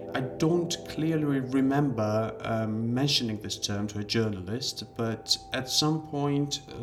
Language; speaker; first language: English; non-native, fluent; Georgian